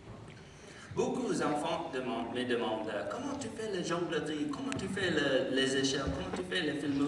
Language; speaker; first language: French; non-native, learner; English